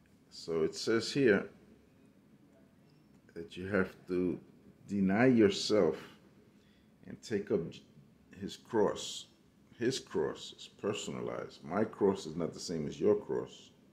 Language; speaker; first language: English; native; English